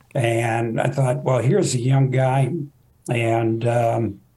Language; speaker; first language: English; native; English